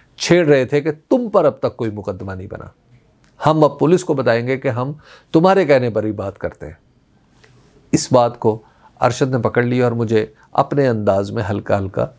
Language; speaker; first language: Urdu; non-native, local second language; Punjabi